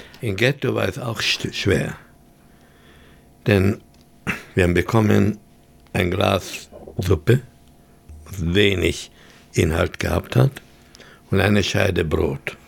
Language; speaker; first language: German; early bilingual, heritage; German